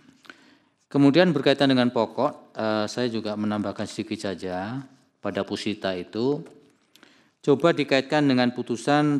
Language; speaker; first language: Indonesian; native; Indonesian